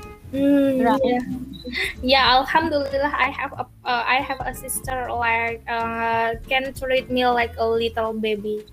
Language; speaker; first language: English; non-native, learner; Indonesian